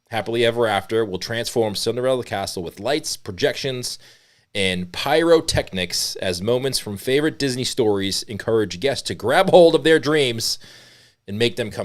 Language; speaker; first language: English; native; English